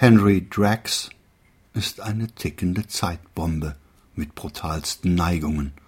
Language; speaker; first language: German; native; German